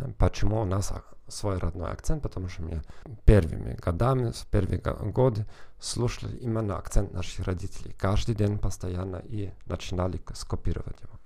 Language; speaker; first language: Russian; non-native, fluent; German